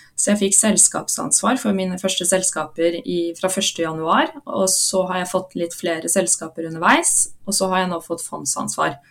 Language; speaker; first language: Norwegian; native; Norwegian